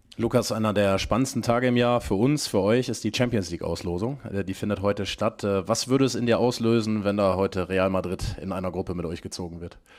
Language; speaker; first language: German; native; German